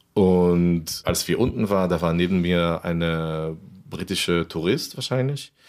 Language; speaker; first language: German; non-native, fluent; Hebrew